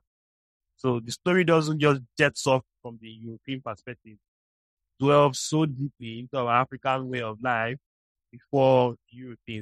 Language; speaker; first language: English; non-native, local second language; Igbo